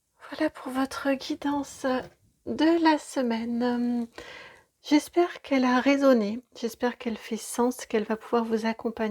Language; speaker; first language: French; native; French